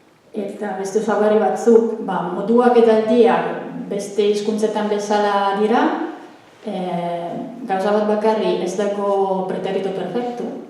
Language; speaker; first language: Basque; non-native, fluent; Italian